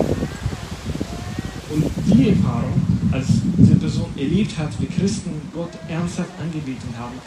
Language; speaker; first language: German; non-native, fluent; Latvian